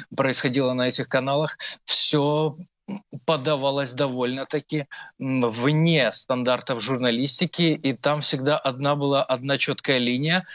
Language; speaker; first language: Russian; non-native, local second language; Ukrainian